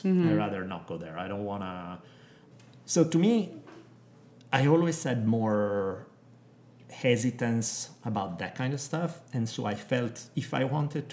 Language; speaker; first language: English; non-native, fluent; Italian